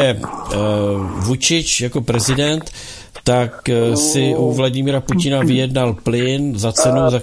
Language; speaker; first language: Czech; native; Czech